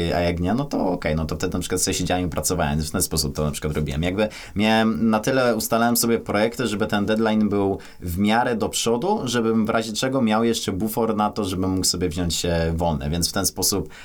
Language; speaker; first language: Polish; native; Polish